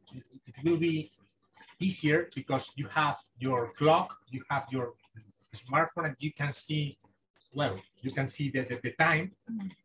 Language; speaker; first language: English; non-native, fluent; Spanish